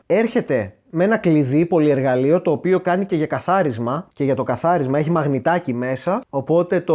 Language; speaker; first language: Greek; native; Greek